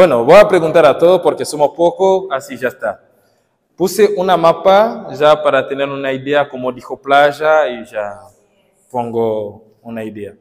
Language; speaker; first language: Spanish; non-native, fluent; Haitian Creole